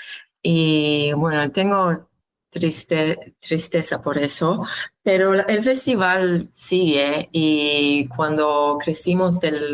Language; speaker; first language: Spanish; non-native, learner; Hebrew